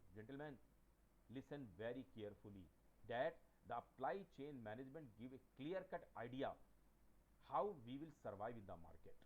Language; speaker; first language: English; non-native, local second language; Hindi